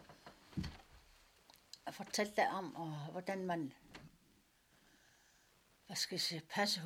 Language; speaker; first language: Danish; non-native, local second language; Kalaallisut